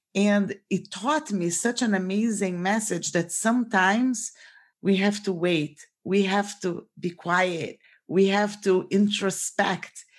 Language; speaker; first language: English; non-native, fluent; Portuguese